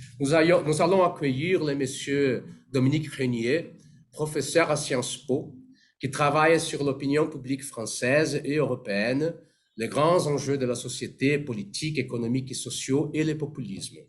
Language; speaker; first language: French; non-native, fluent; Portuguese